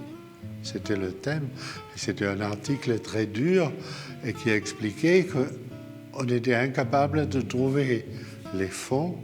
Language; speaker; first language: French; non-native, fluent; German